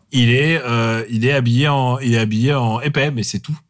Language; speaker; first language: French; non-native, fluent; Russian